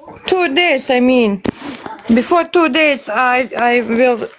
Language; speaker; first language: English; non-native, learner; Bosnian